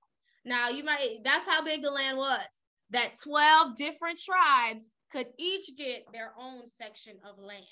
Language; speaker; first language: English; native; English